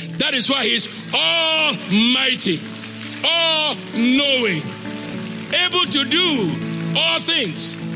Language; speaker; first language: English; non-native, local second language; Akan